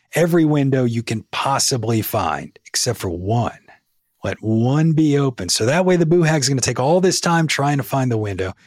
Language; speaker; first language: English; native; English